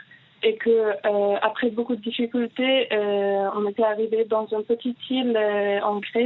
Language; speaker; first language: French; non-native, fluent; Persian